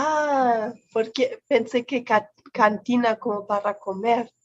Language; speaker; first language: Spanish; non-native, fluent; German